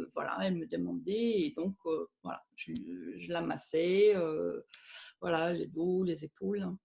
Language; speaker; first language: French; non-native, fluent; German